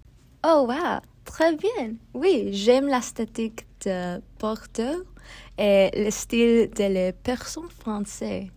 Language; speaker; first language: French; non-native, learner; English